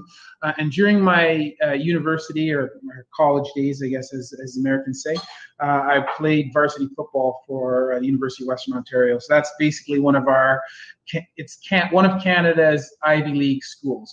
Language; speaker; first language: English; native; English